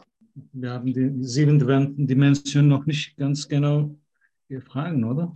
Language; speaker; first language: German; non-native, fluent; Turkish